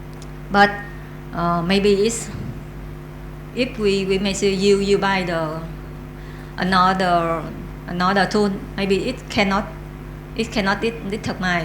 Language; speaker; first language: English; non-native, learner; Vietnamese